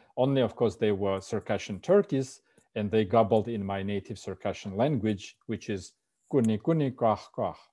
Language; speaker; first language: English; non-native, fluent; Russian